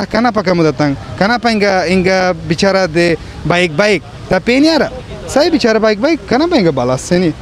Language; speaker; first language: Indonesian; non-native, fluent; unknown